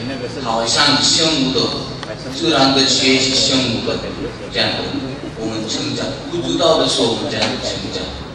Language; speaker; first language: Chinese; non-native, learner; Korean